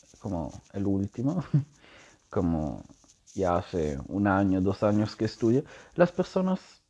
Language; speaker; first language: Spanish; non-native, learner; Italian